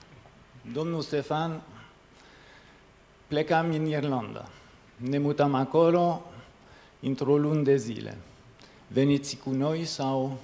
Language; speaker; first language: Romanian; non-native, fluent; French